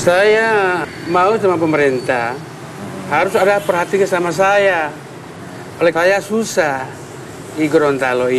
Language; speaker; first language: Indonesian; non-native, local second language; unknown